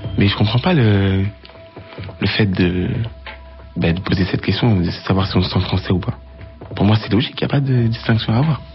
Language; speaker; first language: French; early bilingual, other home language; Arabic